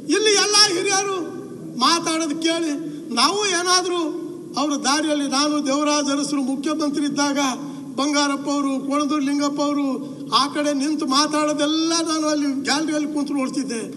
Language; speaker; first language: Kannada; native; Kannada